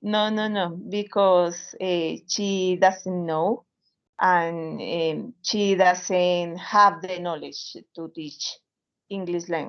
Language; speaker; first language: English; non-native, learner; Spanish